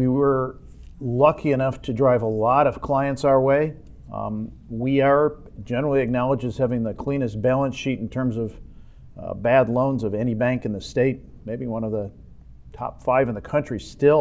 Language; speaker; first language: English; native; English